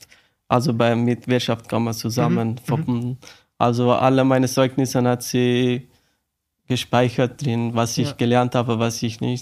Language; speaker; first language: German; non-native, learner; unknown